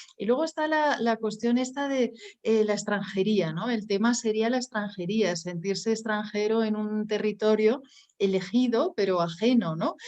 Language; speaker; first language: Spanish; native; Spanish